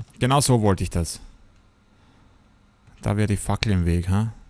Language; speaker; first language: German; native; German